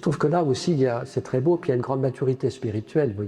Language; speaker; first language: French; native; French